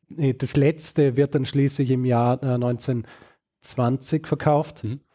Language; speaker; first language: German; native; German